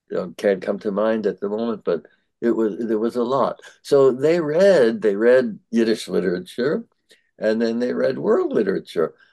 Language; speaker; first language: English; early bilingual, other home language; Yiddish